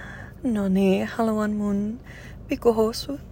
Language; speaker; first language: Finnish; non-native, learner; English